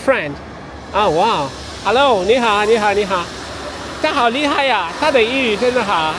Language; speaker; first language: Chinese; non-native, fluent; English